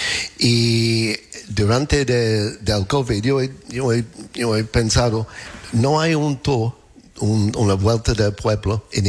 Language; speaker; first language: Spanish; non-native, learner; English